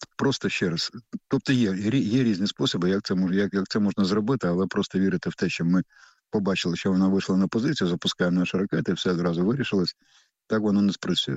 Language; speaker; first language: Ukrainian; native; Ukrainian